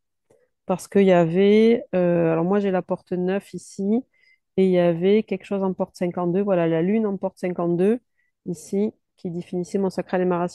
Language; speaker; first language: French; native; French